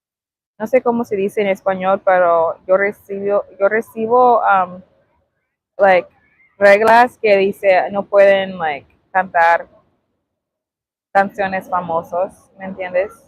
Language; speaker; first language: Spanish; non-native, learner; English